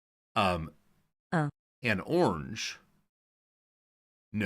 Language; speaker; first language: French; non-native, learner; English